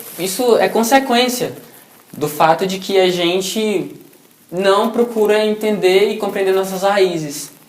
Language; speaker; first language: Portuguese; native; Portuguese